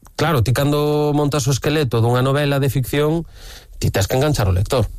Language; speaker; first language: Galician; native; Galician